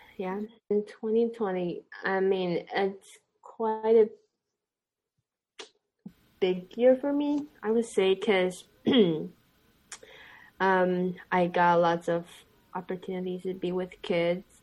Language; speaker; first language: English; non-native, fluent; Chinese